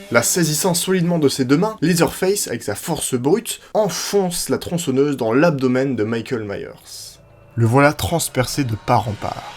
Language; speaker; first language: French; native; French